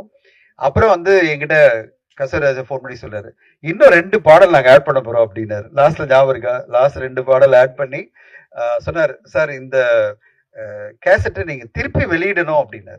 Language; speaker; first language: Tamil; native; Tamil